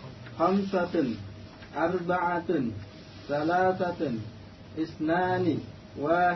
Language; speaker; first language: Arabic; non-native, learner; Indonesian